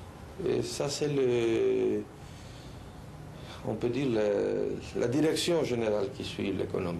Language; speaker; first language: French; non-native, local second language; Spanish